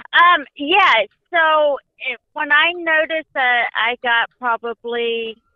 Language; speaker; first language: English; native; English